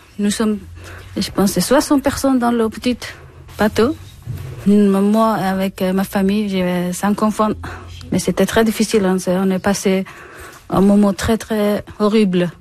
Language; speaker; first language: French; non-native, learner; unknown